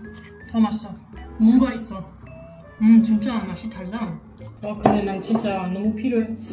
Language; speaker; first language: Korean; non-native, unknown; German